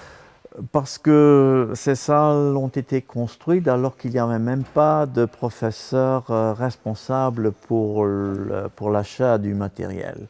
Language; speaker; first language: French; non-native, local second language; Luxembourgish